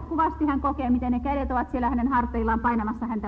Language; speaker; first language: Finnish; native; Finnish